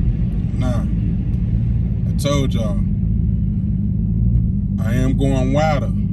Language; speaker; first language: English; native; English